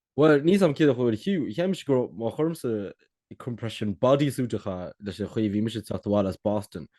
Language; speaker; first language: Irish; native; Irish